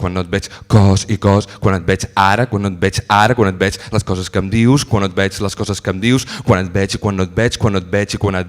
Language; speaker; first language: Catalan; native; Catalan